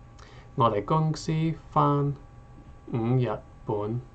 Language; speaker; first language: Cantonese; non-native, learner; English